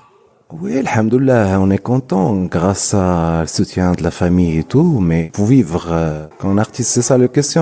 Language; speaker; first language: French; non-native, local second language; Arabic